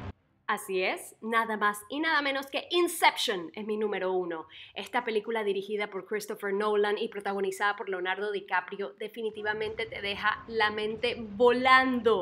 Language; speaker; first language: Spanish; native; Spanish